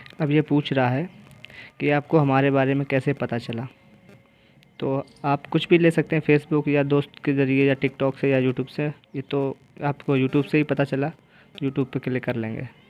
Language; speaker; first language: Hindi; native; Hindi